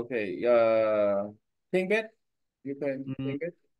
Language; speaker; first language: English; non-native, learner; Korean